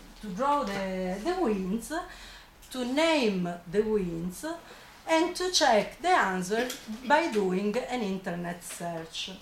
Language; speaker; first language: English; non-native, fluent; Italian